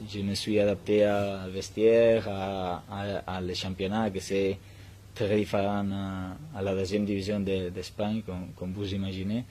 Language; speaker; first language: French; non-native, learner; Spanish